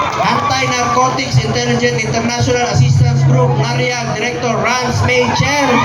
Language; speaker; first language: Filipino; native; Filipino